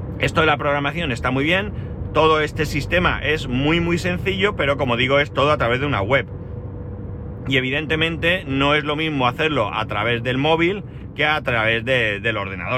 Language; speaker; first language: Spanish; native; Spanish